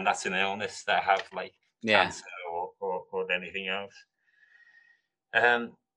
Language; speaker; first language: English; native; English